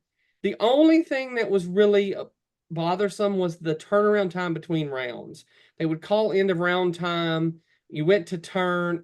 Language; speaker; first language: English; native; English